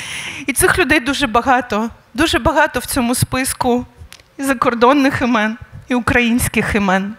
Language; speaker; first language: Ukrainian; native; Ukrainian